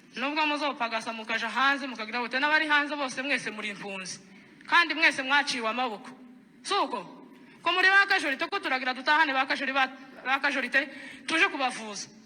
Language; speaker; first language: Kinyarwanda; native; Kinyarwanda